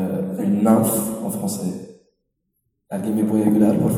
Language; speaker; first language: Spanish; non-native, fluent; French